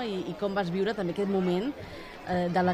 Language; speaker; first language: Catalan; native; Catalan